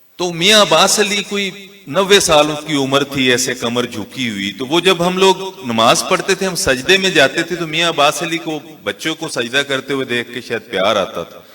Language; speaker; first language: Urdu; non-native, local second language; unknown